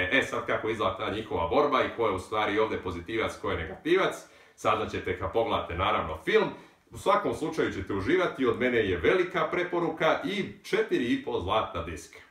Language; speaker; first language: Serbian; native; Serbian